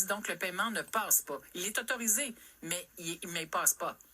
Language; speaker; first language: French; native; French